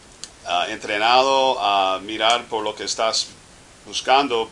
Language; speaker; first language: Spanish; non-native, fluent; English